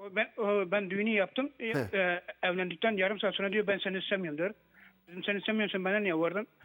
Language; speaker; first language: Turkish; non-native, learner; Arabic